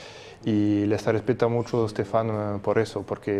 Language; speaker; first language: Spanish; native; Spanish